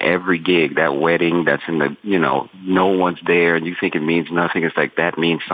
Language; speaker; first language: English; native; English